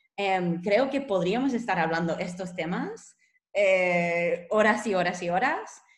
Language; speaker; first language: Spanish; non-native, fluent; English